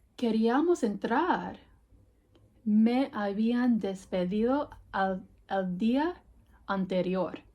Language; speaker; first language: Spanish; non-native, learner; English